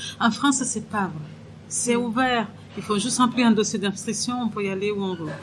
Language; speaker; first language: French; non-native, fluent; Portuguese